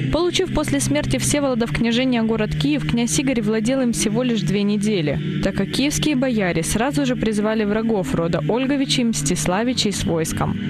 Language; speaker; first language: Russian; native; Russian